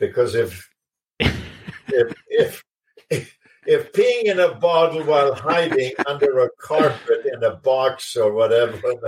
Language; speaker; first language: English; non-native, fluent; Swedish